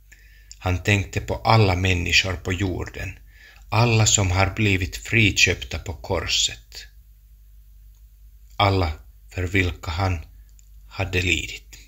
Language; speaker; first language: Swedish; non-native, local second language; Finnish